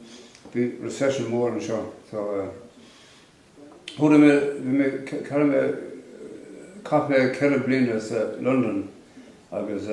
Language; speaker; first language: Irish; non-native, local second language; English